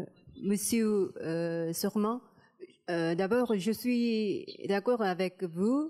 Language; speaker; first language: French; non-native, fluent; Korean